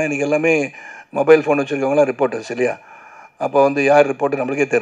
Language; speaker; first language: Tamil; native; Tamil